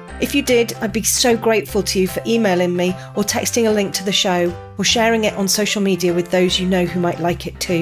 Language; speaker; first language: English; native; English